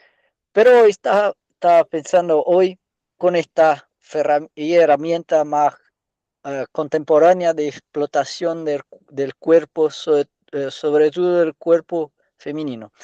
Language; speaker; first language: Spanish; non-native, fluent; Portuguese